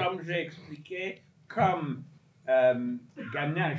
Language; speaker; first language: French; non-native, fluent; English